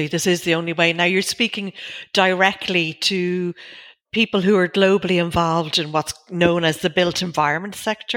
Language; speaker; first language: English; native; English